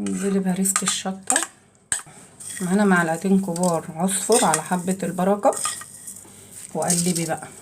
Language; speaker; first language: Arabic; native; Arabic